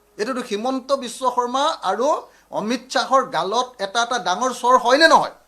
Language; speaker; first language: Assamese; native; Assamese